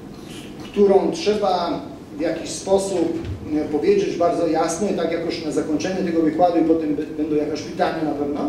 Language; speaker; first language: Polish; non-native, fluent; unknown